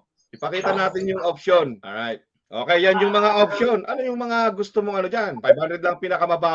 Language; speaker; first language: Filipino; native; Filipino